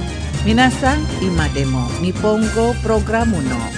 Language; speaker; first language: Japanese; non-native, fluent; Indonesian